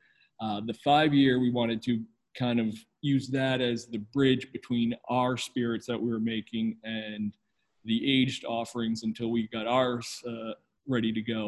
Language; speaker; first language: English; native; English